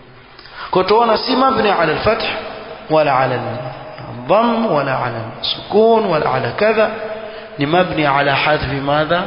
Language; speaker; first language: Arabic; non-native, fluent; Swahili